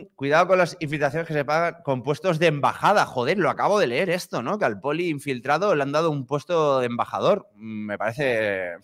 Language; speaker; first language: Spanish; native; Spanish